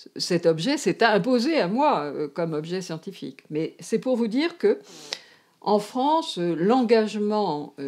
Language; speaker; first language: French; native; French